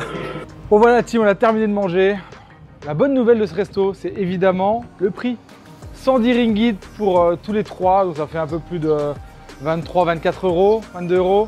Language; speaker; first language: French; native; French